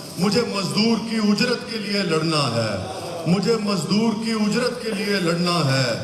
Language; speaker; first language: Urdu; non-native, local second language; Punjabi